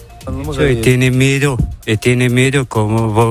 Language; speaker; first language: Spanish; non-native, learner; Arabic